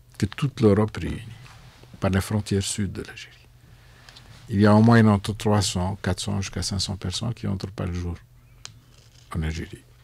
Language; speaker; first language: French; non-native, local second language; Arabic